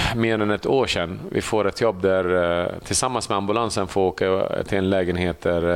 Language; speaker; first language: Swedish; early bilingual, other home language; Assyrian Neo-Aramaic